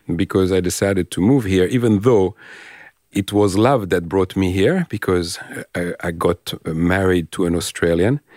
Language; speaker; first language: English; non-native, fluent; French